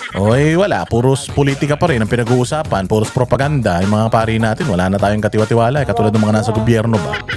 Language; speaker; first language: Filipino; native; Filipino